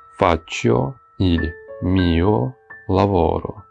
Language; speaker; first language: Italian; non-native, fluent; Ukrainian